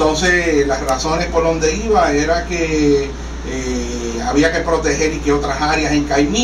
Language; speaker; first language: Spanish; native; Spanish